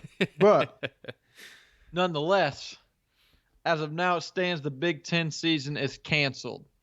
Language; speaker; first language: English; native; English